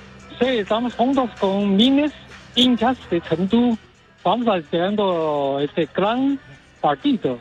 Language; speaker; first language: Spanish; non-native, learner; Chinese